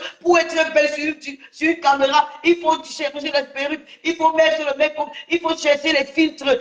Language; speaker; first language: French; native; French